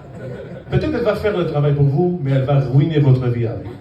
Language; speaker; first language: French; non-native, fluent; Arabic